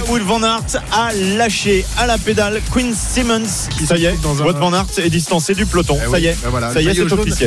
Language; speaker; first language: French; native; French